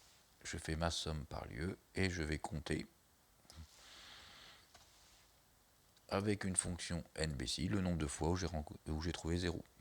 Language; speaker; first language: French; native; French